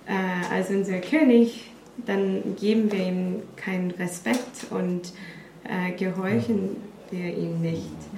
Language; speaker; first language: German; non-native, fluent; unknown